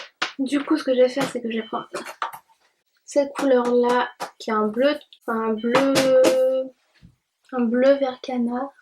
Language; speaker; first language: French; native; French